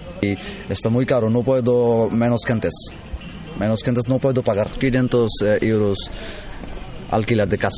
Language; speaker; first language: Spanish; non-native, learner; Bangla